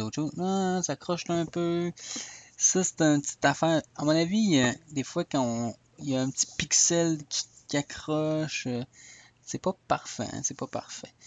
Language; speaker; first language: French; native; French